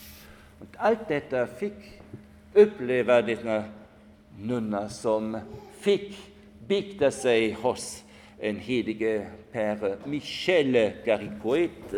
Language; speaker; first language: Swedish; non-native, fluent; German